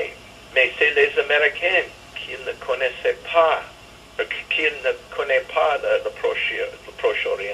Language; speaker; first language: French; non-native, learner; English